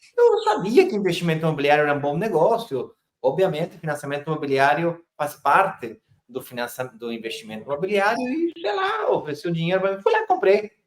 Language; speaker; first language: Portuguese; non-native, fluent; Spanish